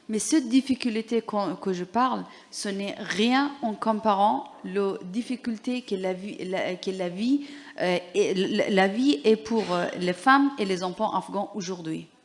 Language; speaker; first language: French; non-native, learner; Persian